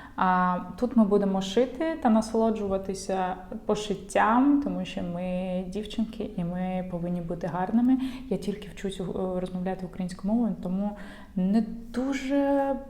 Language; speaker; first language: Ukrainian; non-native, local second language; Russian